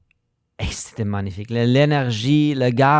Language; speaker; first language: French; non-native, learner; German